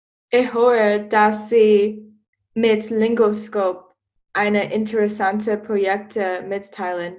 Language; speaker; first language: German; non-native, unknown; Chinese